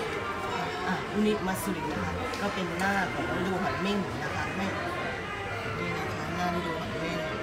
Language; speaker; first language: Japanese; non-native, learner; Thai